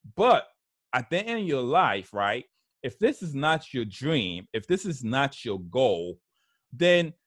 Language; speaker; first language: English; early bilingual, other home language; Haitian Creole